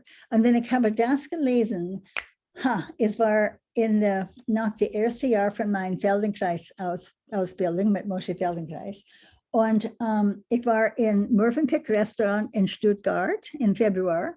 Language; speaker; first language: German; non-native, learner; English